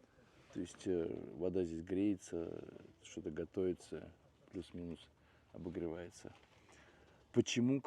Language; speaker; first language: Russian; native; Russian